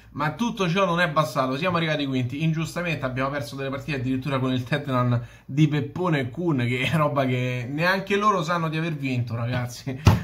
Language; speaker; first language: Italian; native; Italian